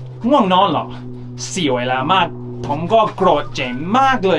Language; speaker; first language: Thai; non-native, fluent; English